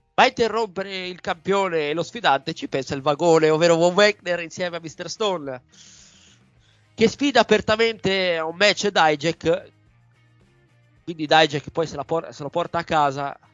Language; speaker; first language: Italian; native; Italian